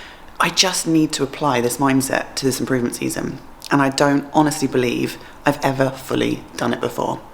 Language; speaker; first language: English; native; English